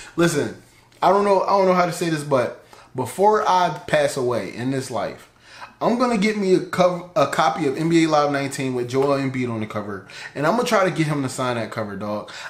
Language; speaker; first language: English; native; English